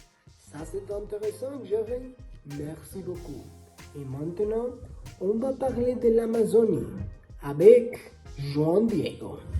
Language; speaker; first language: French; non-native, learner; Spanish